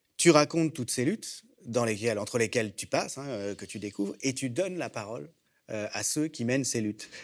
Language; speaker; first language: French; native; French